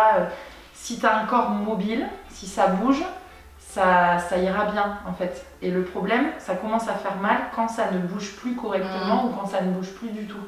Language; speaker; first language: French; native; French